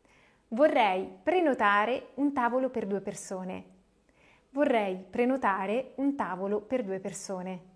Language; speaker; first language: Italian; non-native, fluent; French